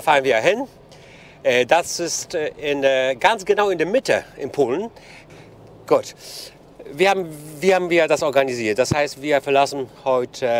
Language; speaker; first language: German; non-native, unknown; Polish